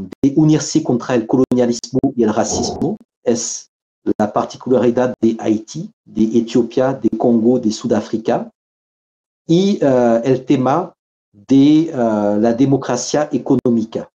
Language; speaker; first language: Spanish; non-native, fluent; French